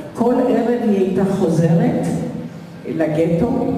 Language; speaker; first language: Hebrew; early bilingual, other home language; Polish